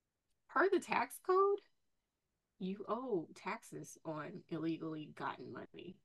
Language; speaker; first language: English; native; English